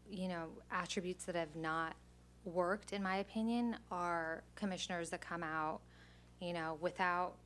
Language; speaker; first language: English; native; English